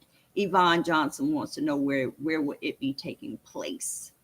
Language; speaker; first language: English; native; English